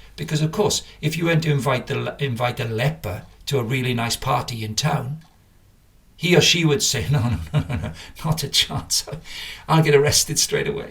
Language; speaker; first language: English; native; English